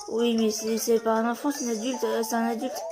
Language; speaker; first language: French; native; French